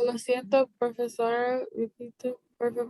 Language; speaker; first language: Spanish; non-native, learner; English